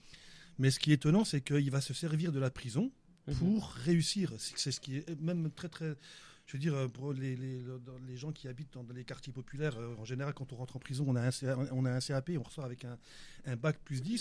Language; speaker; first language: French; native; French